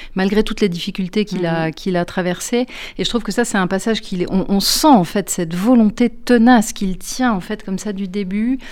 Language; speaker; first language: French; native; French